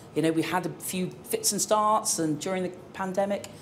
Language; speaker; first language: English; native; English